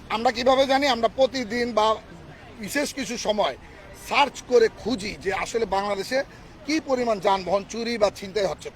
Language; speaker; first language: Bangla; native; Bangla